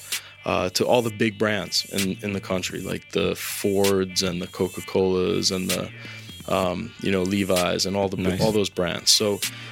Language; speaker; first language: English; native; English